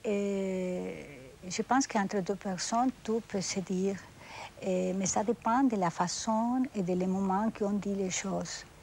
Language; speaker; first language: French; non-native, fluent; Spanish